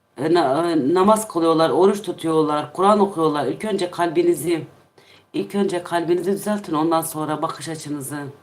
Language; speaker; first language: Turkish; non-native, local second language; Kurdish